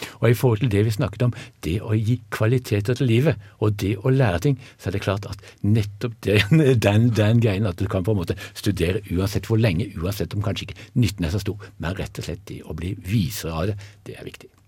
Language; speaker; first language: Norwegian; native; Norwegian